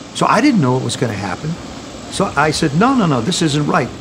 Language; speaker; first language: English; native; English